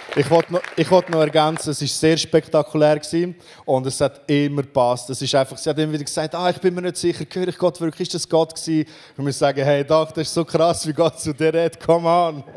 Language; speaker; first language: German; non-native, fluent; Romanian